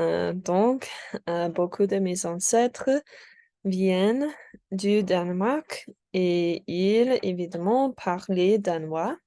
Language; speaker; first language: French; non-native, learner; English